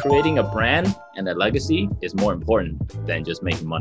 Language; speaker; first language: English; non-native, fluent; Chinese